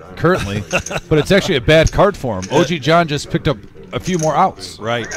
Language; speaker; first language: English; native; English